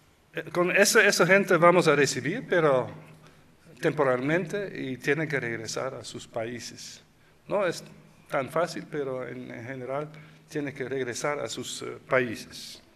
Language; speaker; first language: Spanish; non-native, fluent; Dutch